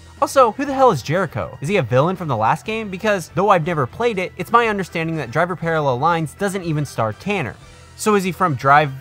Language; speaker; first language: English; native; English